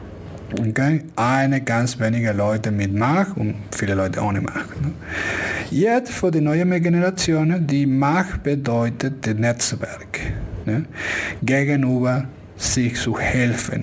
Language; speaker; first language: German; non-native, fluent; Spanish